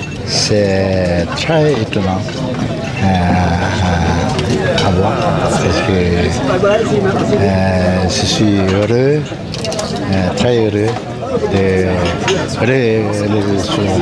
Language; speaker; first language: French; non-native, learner; Lao